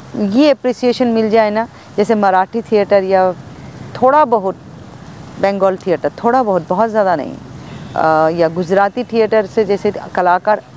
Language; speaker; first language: Hindi; non-native, local second language; Bangla